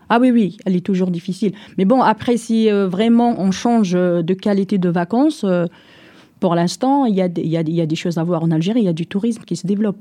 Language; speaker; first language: French; non-native, local second language; Arabic